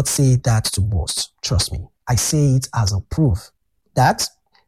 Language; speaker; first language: English; non-native, local second language; Yoruba